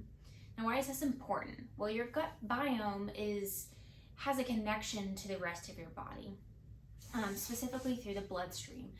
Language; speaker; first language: English; native; English